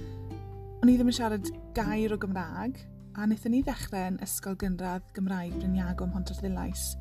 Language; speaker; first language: Welsh; non-native, local second language; English